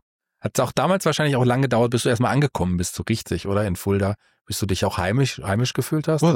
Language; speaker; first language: German; native; German